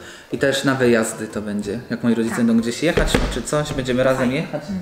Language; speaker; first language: Polish; native; Polish